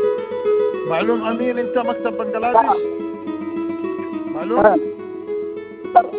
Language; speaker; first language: Arabic; non-native, learner; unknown